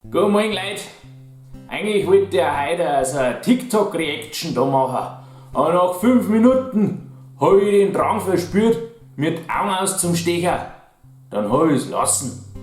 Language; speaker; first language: German; native; German